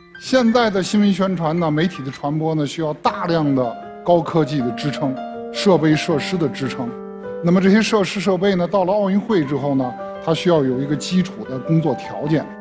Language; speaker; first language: Chinese; native; Chinese